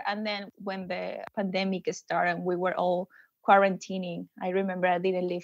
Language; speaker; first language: English; non-native, fluent; Spanish